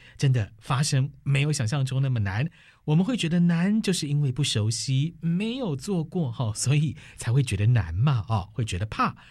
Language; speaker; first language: Chinese; native; Chinese